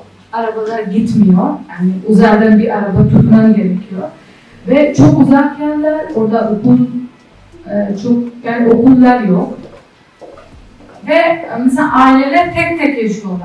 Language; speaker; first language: Turkish; non-native, fluent; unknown